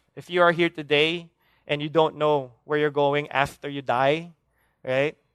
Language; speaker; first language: English; non-native, local second language; Hiligaynon